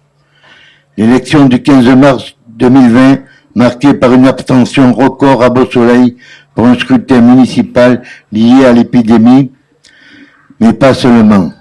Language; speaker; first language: French; native; French